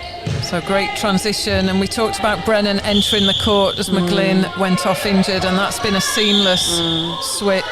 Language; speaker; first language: English; native; English